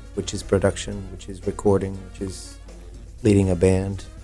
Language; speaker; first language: English; non-native, fluent; Spanish